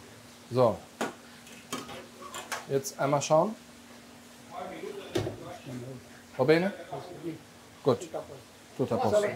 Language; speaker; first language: German; native; German